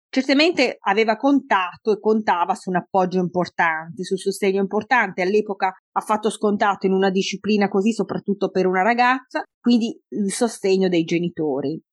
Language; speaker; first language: Italian; native; Italian